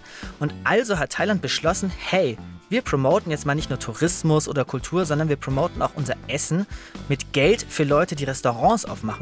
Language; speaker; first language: German; native; German